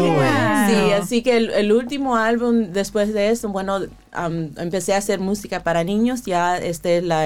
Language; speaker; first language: Spanish; early bilingual, heritage; Spanish